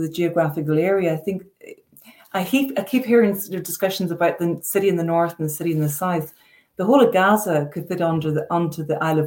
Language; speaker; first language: English; native; English